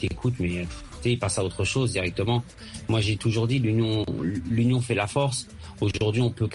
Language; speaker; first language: French; early bilingual, other home language; Arabic